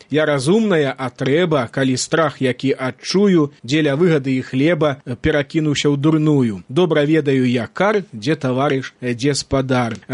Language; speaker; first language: Belarusian; native; Belarusian